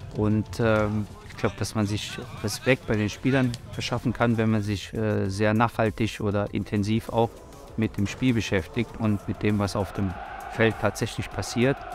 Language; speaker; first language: German; native; German